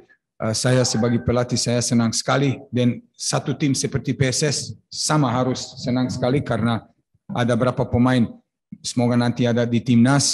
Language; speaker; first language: Indonesian; non-native, fluent; Serbian